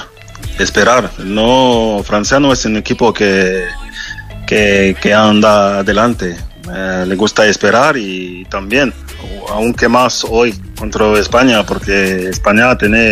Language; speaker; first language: Spanish; non-native, fluent; French